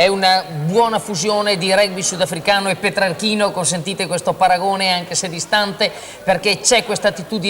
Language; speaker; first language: Italian; native; Italian